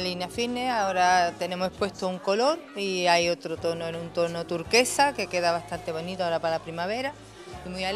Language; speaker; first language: Spanish; native; Spanish